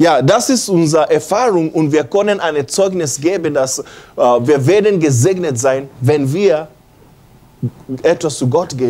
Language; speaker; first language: German; non-native, learner; English